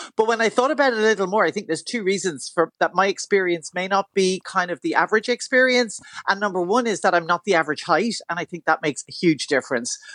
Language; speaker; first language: English; native; English